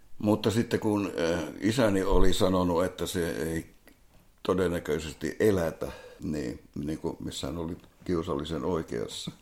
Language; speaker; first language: Finnish; non-native, local second language; Swedish